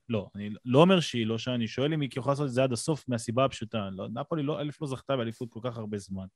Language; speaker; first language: Hebrew; native; Hebrew